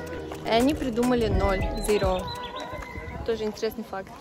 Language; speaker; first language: Russian; native; Russian